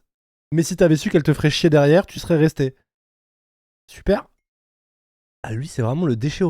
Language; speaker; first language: French; native; French